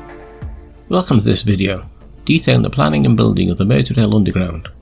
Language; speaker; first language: English; native; English